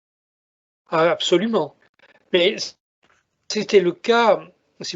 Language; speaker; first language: French; native; French